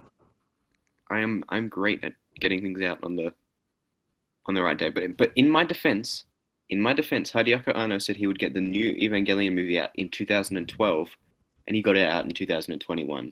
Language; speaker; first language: English; native; English